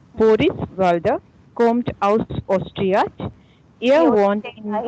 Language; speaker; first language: German; non-native, learner; Hindi